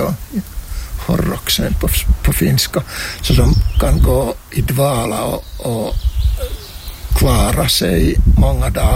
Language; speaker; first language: Swedish; non-native, local second language; Finnish